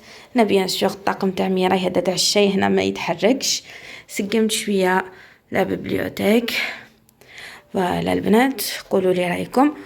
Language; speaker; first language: Arabic; native; Arabic